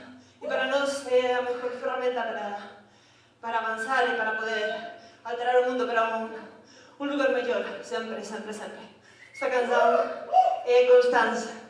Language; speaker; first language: Portuguese; non-native, learner; Galician